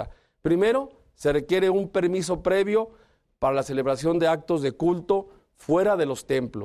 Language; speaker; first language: Spanish; native; Spanish